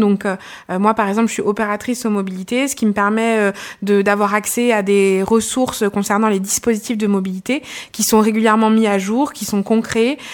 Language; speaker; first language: French; native; French